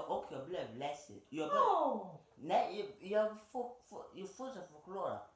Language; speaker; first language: Swedish; early bilingual, other home language; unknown